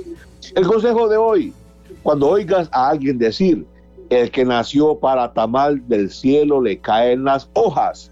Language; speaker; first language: Spanish; native; Spanish